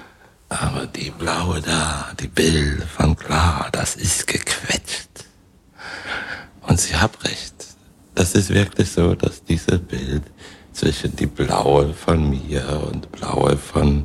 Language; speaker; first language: German; non-native, fluent; Swedish